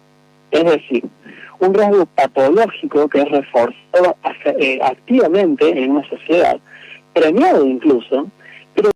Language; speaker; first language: Spanish; native; Spanish